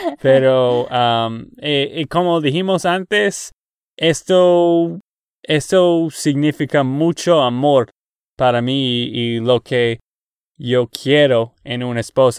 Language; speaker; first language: Spanish; non-native, fluent; English